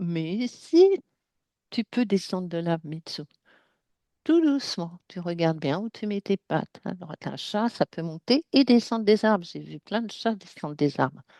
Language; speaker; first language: French; native; French